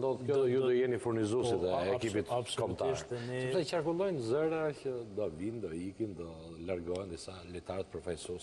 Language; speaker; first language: Albanian; native; Albanian